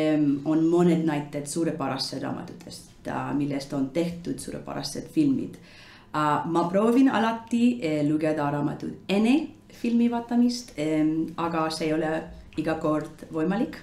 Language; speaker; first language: Estonian; non-native, learner; English